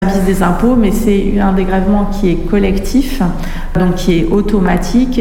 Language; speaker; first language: French; native; French